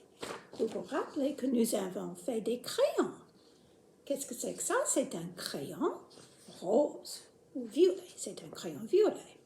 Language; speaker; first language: French; non-native, fluent; English